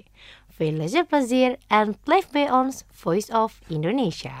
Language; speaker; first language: Dutch; non-native, fluent; Indonesian